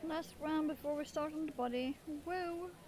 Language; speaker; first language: English; non-native, fluent; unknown